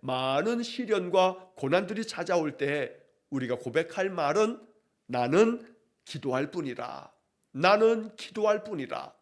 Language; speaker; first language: Korean; native; Korean